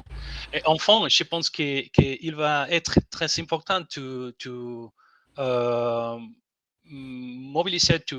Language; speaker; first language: French; non-native, learner; Spanish